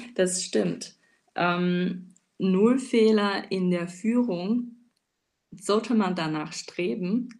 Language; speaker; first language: German; non-native, fluent; Chinese